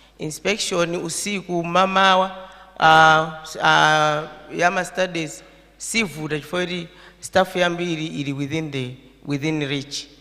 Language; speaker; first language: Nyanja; native; Nyanja